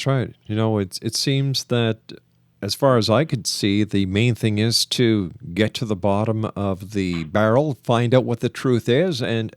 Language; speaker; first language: English; native; English